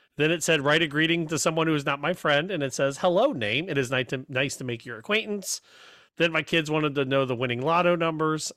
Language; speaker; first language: English; native; English